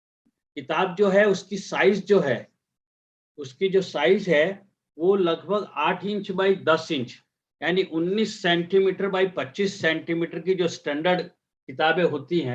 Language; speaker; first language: Hindi; native; Hindi